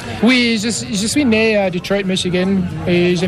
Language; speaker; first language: French; non-native, fluent; English